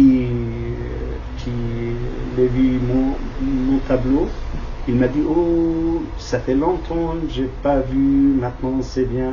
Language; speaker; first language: French; non-native, learner; Kurdish